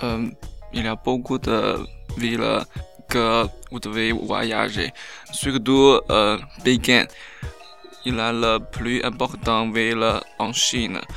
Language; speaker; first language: French; non-native, learner; Chinese